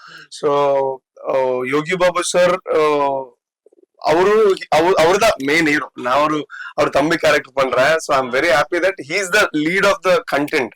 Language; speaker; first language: Tamil; non-native, learner; Tulu